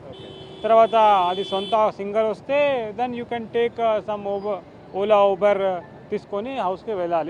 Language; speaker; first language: Telugu; non-native, local second language; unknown